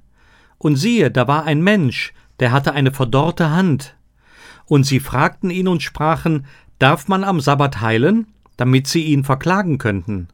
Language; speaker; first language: German; native; German